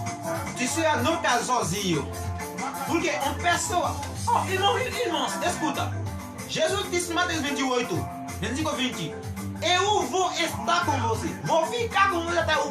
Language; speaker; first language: Portuguese; non-native, learner; Haitian Creole